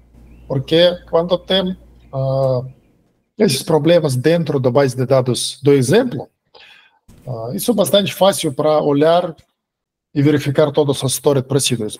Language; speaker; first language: Portuguese; non-native, fluent; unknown